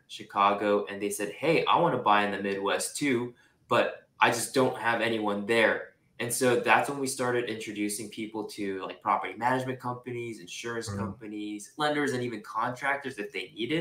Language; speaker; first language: English; non-native, local second language; Japanese